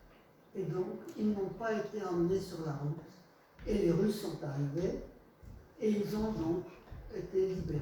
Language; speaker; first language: French; non-native, fluent; Polish